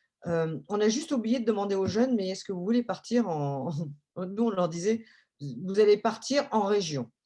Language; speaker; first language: French; native; French